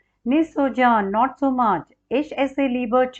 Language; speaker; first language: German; non-native, learner; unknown